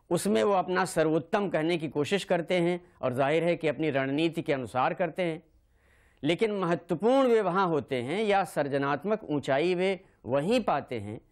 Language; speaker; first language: Hindi; native; Hindi